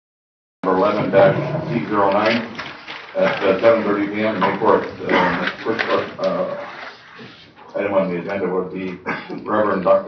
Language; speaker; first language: English; native; English